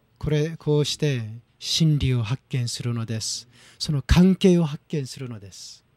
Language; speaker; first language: Japanese; non-native, fluent; Korean